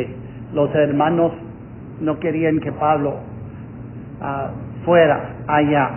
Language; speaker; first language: Spanish; non-native, fluent; English